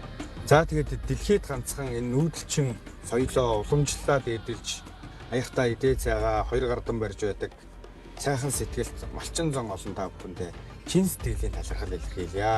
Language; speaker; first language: Mongolian; native; Mongolian